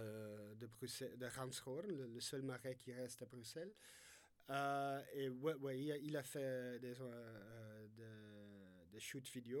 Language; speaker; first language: French; non-native, fluent; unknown